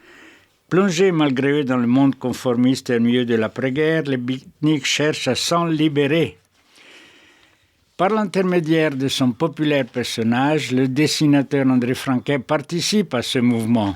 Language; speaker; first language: French; native; French